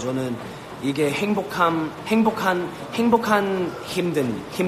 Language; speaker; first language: Korean; non-native, fluent; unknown